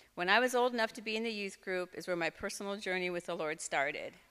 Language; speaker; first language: English; native; English